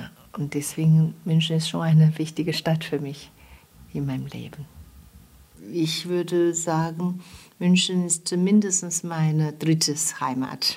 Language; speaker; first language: German; non-native, fluent; Chinese